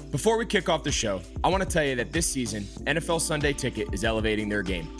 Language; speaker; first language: English; native; English